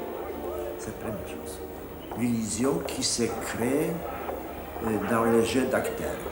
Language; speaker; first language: French; non-native, fluent; Polish